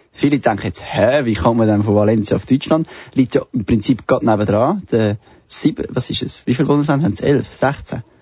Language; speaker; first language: German; native; German